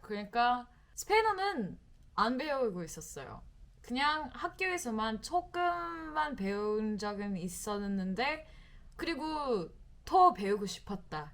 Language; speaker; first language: Korean; non-native, fluent; English